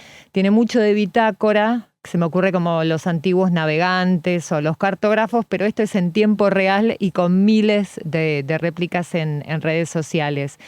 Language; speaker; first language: Spanish; native; Spanish